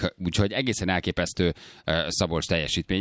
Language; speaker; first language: Hungarian; native; Hungarian